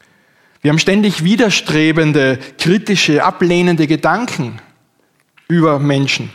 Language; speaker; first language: German; native; German